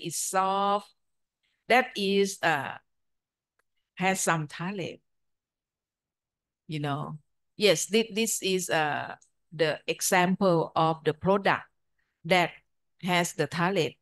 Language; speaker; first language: English; non-native, fluent; Thai